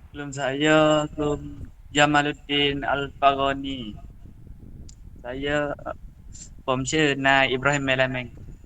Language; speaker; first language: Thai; non-native, local second language; Pattani Malay